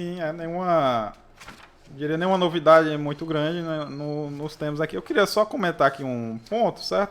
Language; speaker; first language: Portuguese; native; Portuguese